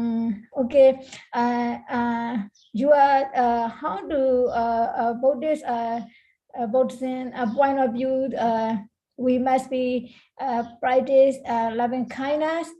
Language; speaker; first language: English; non-native, learner; Burmese